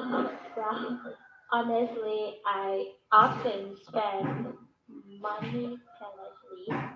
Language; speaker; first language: English; non-native, learner; Vietnamese